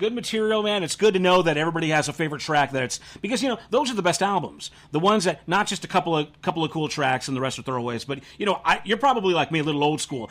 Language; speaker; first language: English; native; English